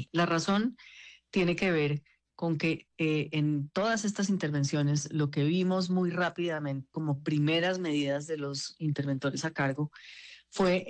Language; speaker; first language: Spanish; native; Spanish